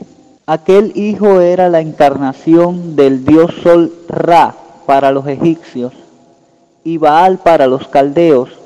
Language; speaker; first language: Spanish; native; Spanish